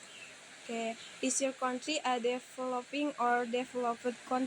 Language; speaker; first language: English; non-native, learner; Indonesian